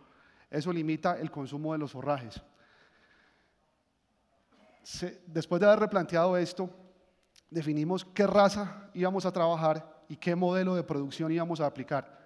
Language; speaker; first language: Spanish; native; Spanish